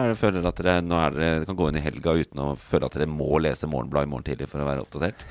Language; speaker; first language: Norwegian; native; Norwegian